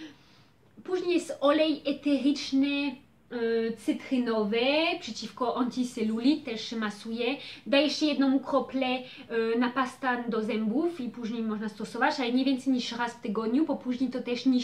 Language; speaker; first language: Polish; early bilingual, heritage; Polish